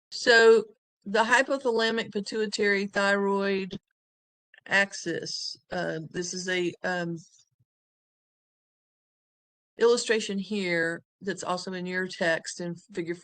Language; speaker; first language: English; native; English